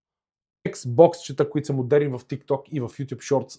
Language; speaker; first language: Bulgarian; native; Bulgarian